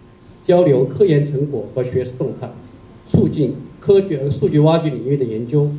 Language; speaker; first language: Chinese; native; Chinese